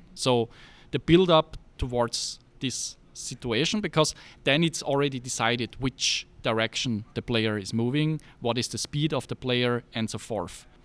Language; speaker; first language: English; non-native, fluent; German